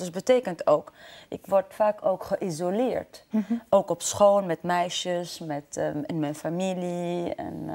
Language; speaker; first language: Dutch; non-native, fluent; Arabic